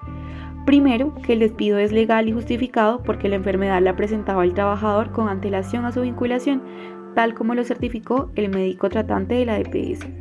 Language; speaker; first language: Spanish; native; Spanish